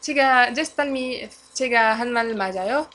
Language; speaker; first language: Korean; non-native, learner; English